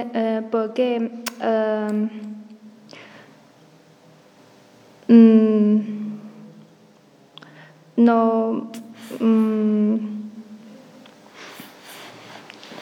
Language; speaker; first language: Spanish; non-native, learner; Chinese